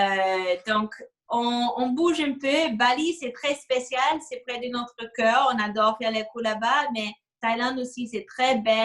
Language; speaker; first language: French; non-native, fluent; English